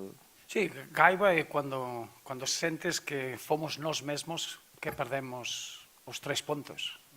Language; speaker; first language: Portuguese; non-native, fluent; Spanish